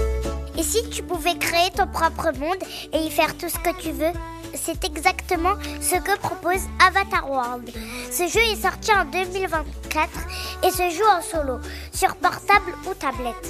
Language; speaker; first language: French; native; French